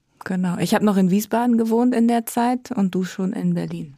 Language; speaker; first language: German; native; German